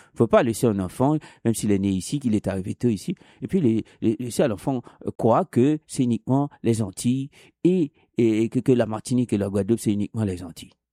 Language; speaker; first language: French; non-native, local second language; Haitian Creole